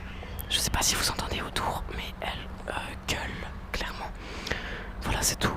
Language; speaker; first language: French; native; French